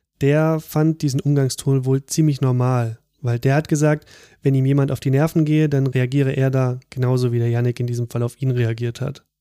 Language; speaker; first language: German; native; German